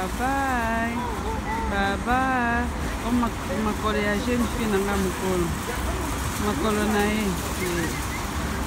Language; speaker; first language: French; non-native, local second language; Lingala